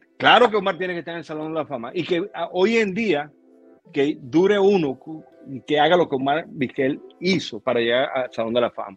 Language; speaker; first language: Spanish; native; Spanish